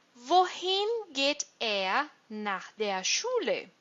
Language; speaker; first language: German; non-native, fluent; Portuguese